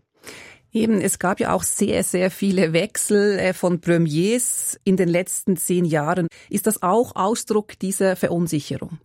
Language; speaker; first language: German; native; German